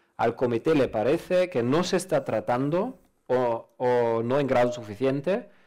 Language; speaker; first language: Spanish; non-native, fluent; German